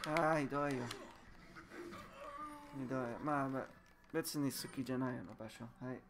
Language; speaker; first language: Japanese; non-native, learner; English